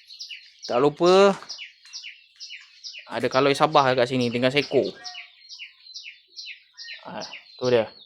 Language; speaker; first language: Malay; native; Malay